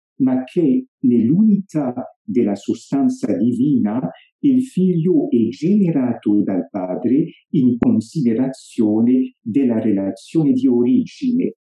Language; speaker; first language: Italian; non-native, fluent; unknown